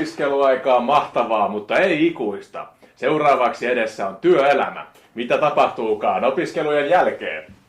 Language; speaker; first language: Finnish; native; Finnish